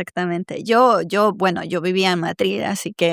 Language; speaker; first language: Spanish; non-native, fluent; Serbian